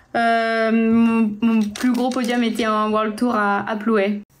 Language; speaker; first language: French; native; French